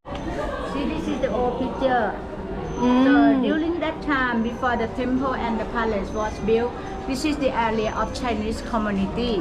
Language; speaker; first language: English; non-native, fluent; Thai